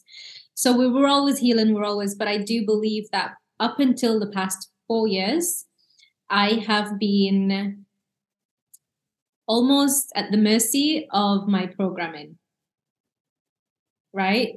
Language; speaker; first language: English; early bilingual, other home language; Arabic